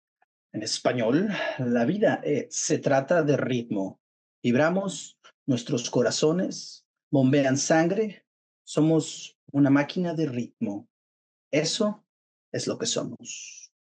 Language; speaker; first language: Spanish; early bilingual, heritage; Spanish